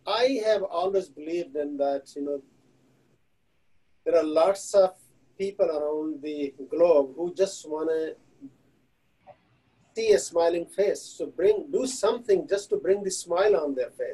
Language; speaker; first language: English; non-native, local second language; Hindi